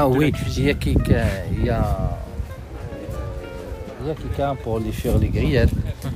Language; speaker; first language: French; non-native, learner; Arabic